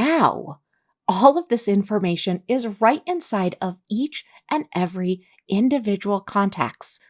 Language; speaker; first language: English; native; English